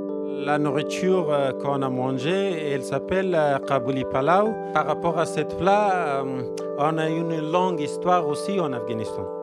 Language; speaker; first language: French; non-native, learner; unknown